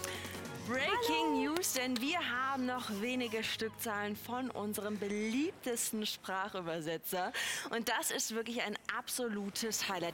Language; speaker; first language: German; native; German